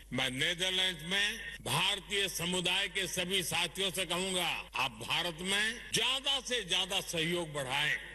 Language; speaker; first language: Hindi; non-native, local second language; Gujarati